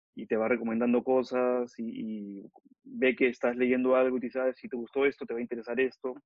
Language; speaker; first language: Spanish; native; Spanish